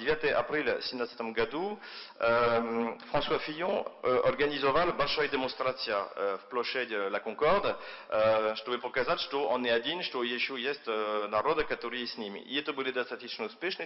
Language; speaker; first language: Russian; non-native, fluent; French